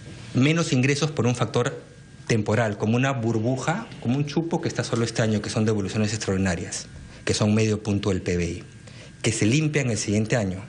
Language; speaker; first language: Spanish; native; Spanish